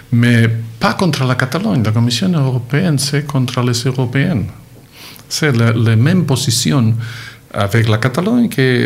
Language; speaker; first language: French; non-native, learner; Catalan